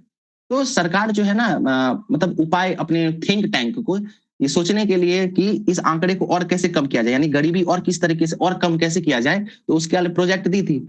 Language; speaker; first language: Hindi; native; Hindi